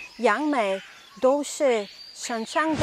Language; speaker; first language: Chinese; non-native, learner; Spanish